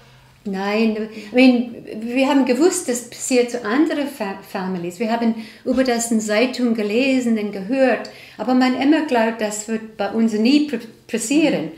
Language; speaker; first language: German; non-native, learner; English